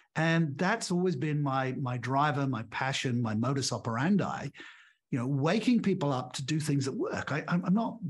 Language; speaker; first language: English; native; English